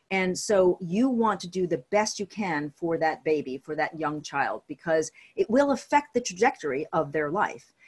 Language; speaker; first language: English; native; English